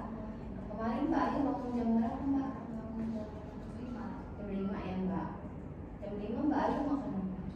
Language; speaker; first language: Indonesian; native; Indonesian